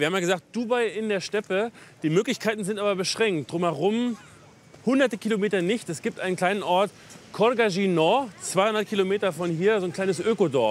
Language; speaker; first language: German; native; German